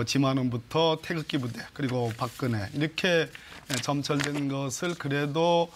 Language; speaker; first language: Korean; native; Korean